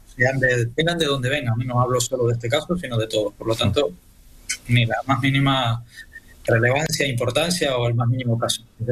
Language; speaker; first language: Spanish; native; Spanish